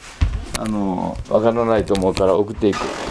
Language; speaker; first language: Japanese; native; Japanese